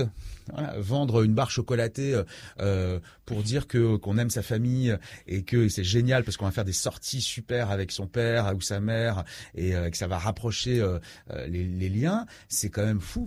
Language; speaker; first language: French; native; French